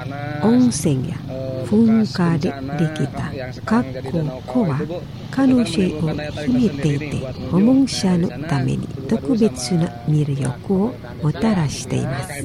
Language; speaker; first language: Japanese; non-native, fluent; Indonesian